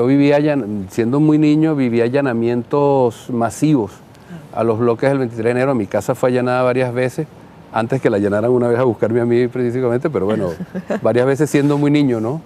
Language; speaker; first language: Spanish; native; Spanish